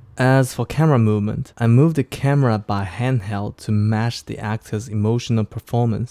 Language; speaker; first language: English; non-native, fluent; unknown